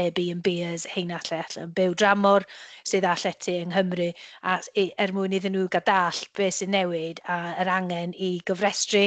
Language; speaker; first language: Welsh; native; Welsh